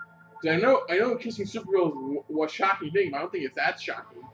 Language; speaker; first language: English; native; English